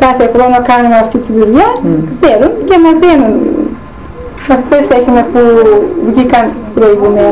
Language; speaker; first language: Greek; non-native, local second language; Turkish